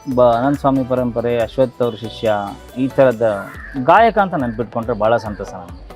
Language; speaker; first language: Kannada; native; Kannada